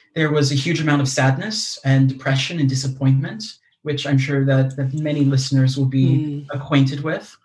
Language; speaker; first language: English; native; English